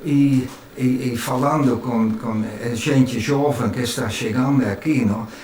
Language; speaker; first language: Portuguese; non-native, fluent; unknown